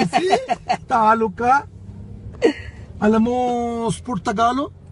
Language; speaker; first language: Filipino; non-native, learner; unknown